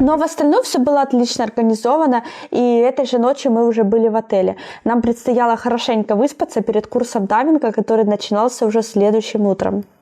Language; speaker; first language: Russian; native; Russian